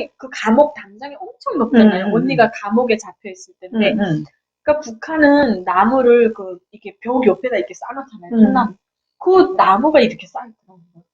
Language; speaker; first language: Korean; native; Korean